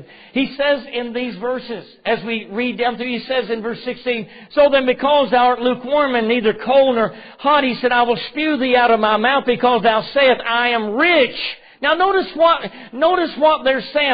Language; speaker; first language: English; native; English